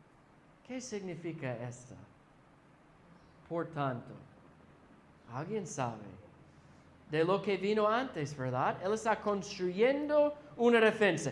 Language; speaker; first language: Spanish; non-native, fluent; English